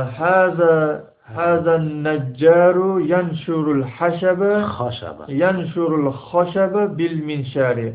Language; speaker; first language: Arabic; non-native, learner; Uzbek